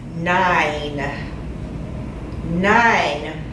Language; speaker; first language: English; native; English